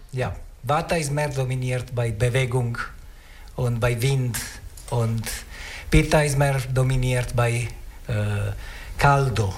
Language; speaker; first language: German; non-native, learner; Italian